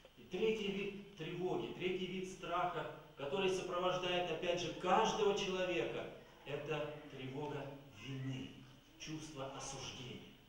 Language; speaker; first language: Russian; native; Russian